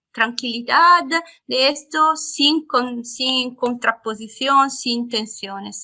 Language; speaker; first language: Spanish; non-native, fluent; Italian